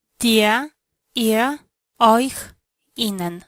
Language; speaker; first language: German; non-native, learner; Polish